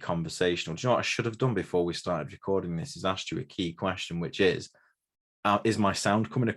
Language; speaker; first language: English; native; English